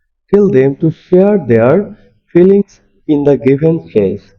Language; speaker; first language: English; non-native, local second language; Bangla